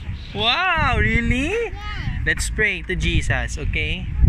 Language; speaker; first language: English; non-native, local second language; Filipino